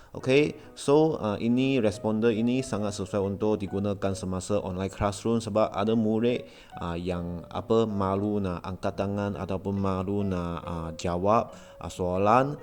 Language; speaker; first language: Malay; non-native, local second language; Chinese